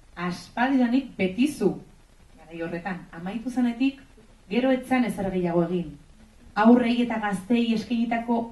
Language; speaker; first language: Basque; non-native, local second language; Spanish